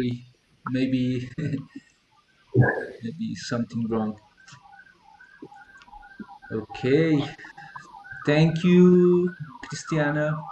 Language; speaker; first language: English; non-native, learner; Spanish